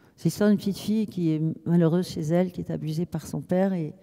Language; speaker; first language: French; native; French